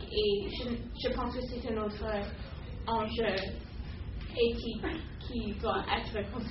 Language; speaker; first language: French; non-native, learner; English